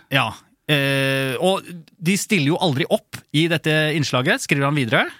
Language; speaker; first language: Norwegian; native; Norwegian